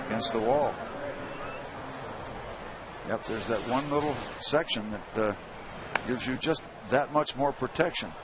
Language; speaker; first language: English; native; English